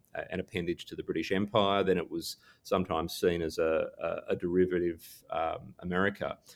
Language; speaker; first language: English; native; English